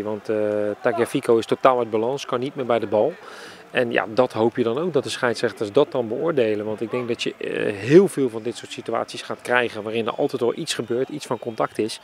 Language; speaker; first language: Dutch; native; Dutch